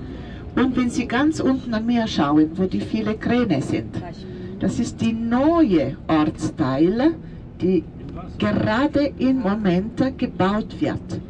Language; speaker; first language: German; non-native, fluent; Italian